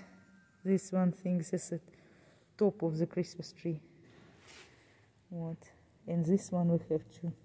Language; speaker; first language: English; non-native, learner; Russian